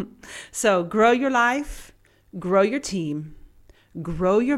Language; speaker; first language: German; non-native, fluent; English